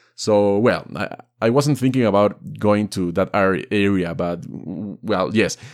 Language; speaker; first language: English; non-native, fluent; Spanish